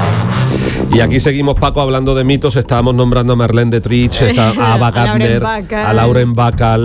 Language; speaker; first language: Spanish; native; Spanish